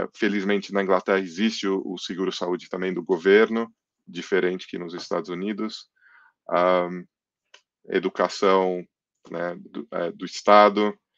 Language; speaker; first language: Portuguese; early bilingual, other home language; English